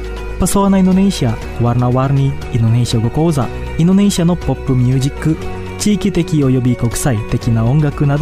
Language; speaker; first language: Japanese; non-native, fluent; Indonesian